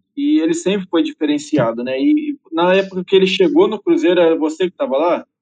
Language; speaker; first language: Portuguese; native; Portuguese